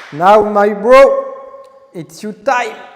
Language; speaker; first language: English; non-native, learner; French